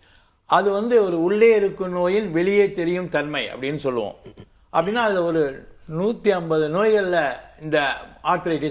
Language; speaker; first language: Tamil; native; Tamil